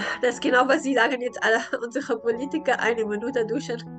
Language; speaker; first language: German; non-native, learner; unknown